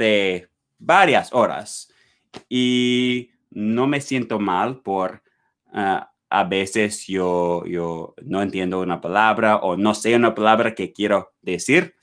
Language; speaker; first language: Spanish; non-native, learner; English